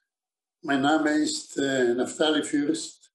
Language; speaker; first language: German; non-native, fluent; Slovak